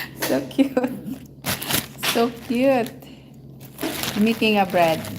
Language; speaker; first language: English; non-native, learner; Cebuano